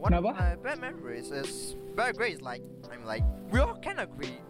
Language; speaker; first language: English; non-native, learner; Indonesian